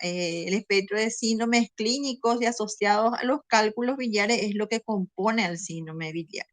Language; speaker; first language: Spanish; native; Spanish